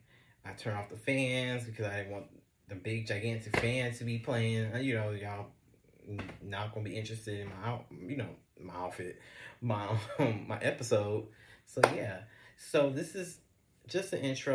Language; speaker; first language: English; native; English